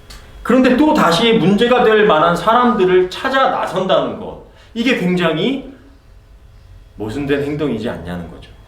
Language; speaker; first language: Korean; native; Korean